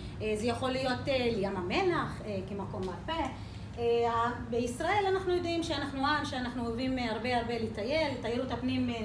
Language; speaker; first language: Hebrew; non-native, local second language; Arabic